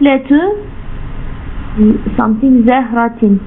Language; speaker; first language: Arabic; non-native, learner; Turkish